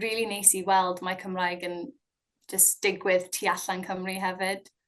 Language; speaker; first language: Welsh; non-native, local second language; English